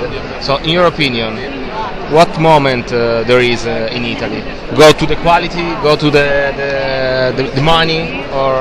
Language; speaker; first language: English; non-native, learner; Italian